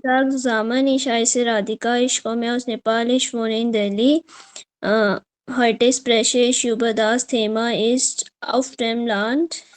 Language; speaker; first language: German; non-native, learner; Nepali